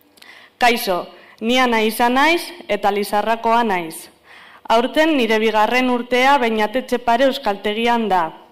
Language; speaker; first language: Basque; non-native, local second language; Spanish